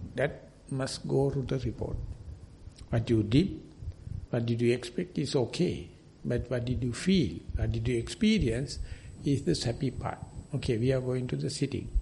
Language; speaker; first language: English; non-native, local second language; Sinhala